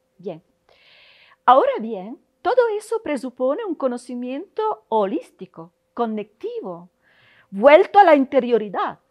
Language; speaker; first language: Spanish; non-native, fluent; Italian